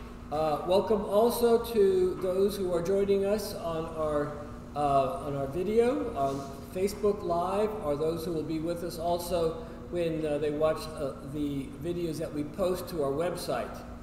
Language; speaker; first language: English; native; English